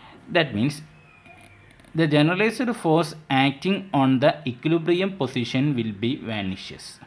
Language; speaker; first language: English; non-native, local second language; Malayalam